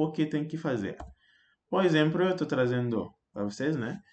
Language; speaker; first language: Portuguese; non-native, fluent; French